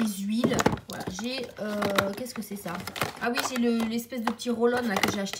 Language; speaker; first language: French; native; French